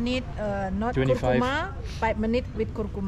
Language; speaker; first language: English; non-native, learner; Indonesian